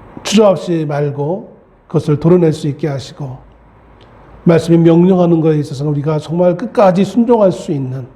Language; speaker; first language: Korean; native; Korean